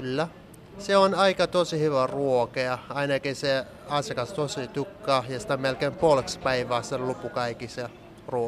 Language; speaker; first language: Finnish; non-native, learner; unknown